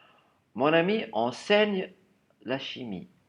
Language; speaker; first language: French; non-native, fluent; German